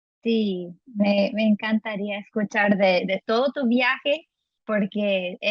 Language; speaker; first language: Spanish; non-native, fluent; English